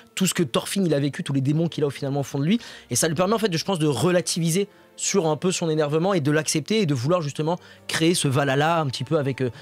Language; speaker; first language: French; native; French